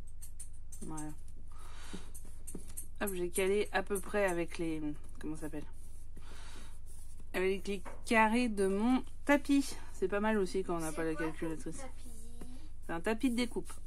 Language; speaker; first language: French; native; French